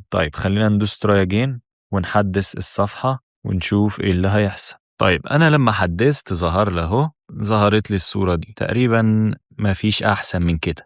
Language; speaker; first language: Arabic; native; Arabic